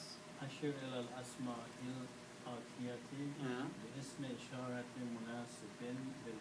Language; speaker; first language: Arabic; non-native, learner; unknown